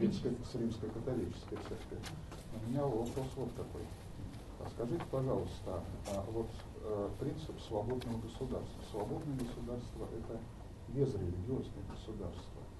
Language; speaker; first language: Russian; native; Russian